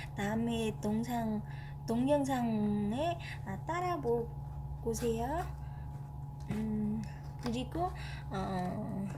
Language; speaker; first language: Korean; non-native, fluent; Vietnamese